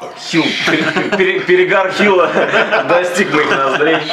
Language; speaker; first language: Russian; native; Russian